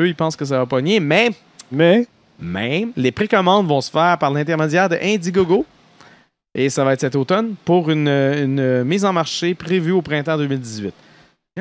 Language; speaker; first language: French; native; French